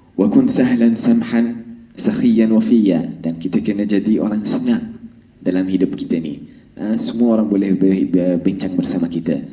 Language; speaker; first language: Malay; non-native, fluent; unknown